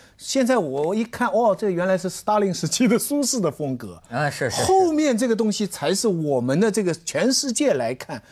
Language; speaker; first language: Chinese; native; Chinese